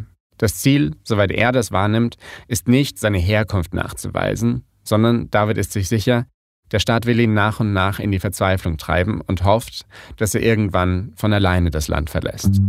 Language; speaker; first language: German; native; German